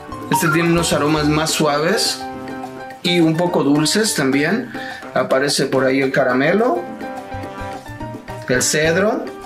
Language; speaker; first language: Spanish; native; Spanish